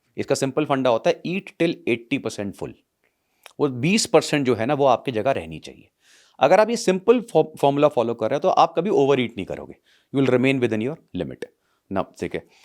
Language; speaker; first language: Hindi; non-native, local second language; Punjabi